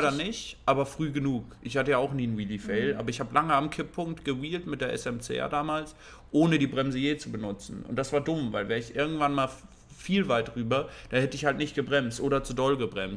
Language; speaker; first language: German; native; German